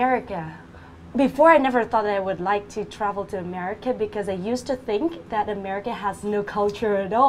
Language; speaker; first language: English; non-native, fluent; Vietnamese